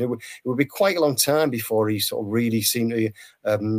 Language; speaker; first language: English; native; English